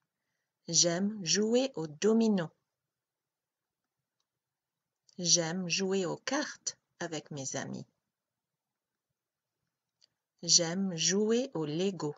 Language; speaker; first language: French; non-native, learner; English